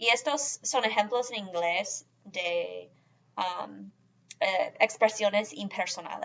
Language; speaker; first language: Spanish; non-native, fluent; English